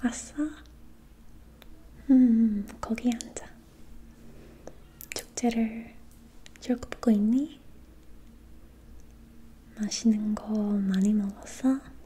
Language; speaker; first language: Korean; non-native, learner; English